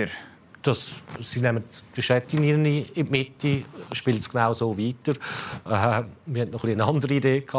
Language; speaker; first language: German; native; German